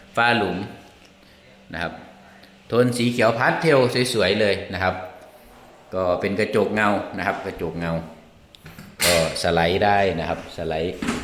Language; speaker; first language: Thai; native; Thai